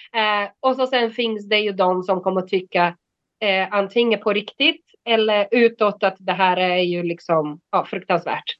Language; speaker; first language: Swedish; non-native, fluent; Portuguese